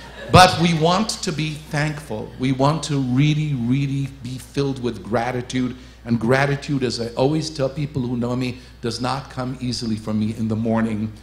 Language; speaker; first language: English; native; English